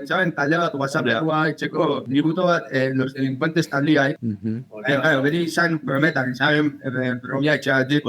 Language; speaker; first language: Basque; native; Basque